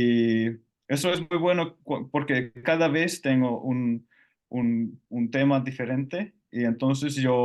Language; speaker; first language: Spanish; non-native, fluent; Finnish